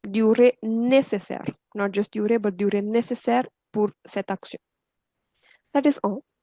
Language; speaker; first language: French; non-native, fluent; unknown